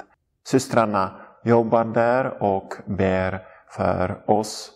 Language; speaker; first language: Swedish; non-native, fluent; Polish